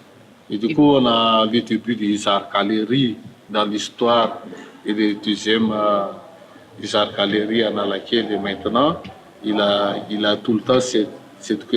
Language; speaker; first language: French; non-native, local second language; Malagasy